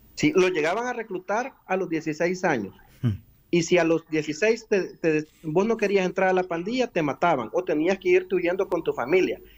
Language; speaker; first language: Spanish; native; Spanish